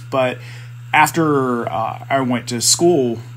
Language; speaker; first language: English; native; English